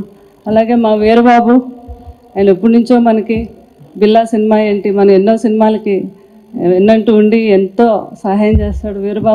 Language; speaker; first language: Telugu; native; Telugu